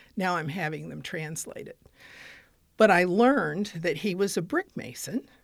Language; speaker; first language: English; native; English